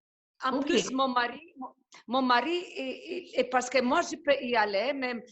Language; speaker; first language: French; non-native, fluent; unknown